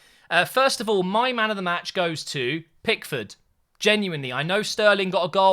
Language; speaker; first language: English; native; English